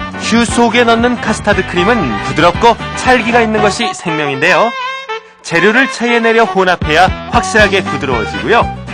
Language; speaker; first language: Korean; native; Korean